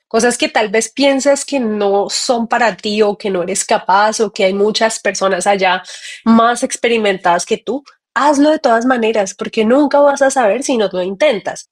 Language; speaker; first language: Spanish; native; Spanish